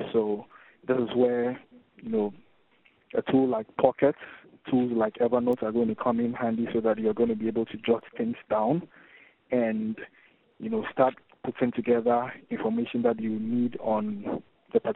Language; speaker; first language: English; non-native, local second language; Akan